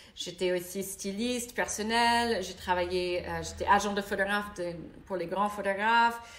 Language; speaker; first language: French; non-native, fluent; English